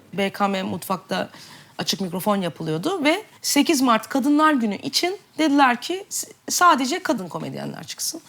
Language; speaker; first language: Turkish; native; Turkish